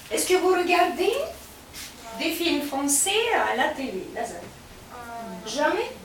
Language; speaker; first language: French; non-native, fluent; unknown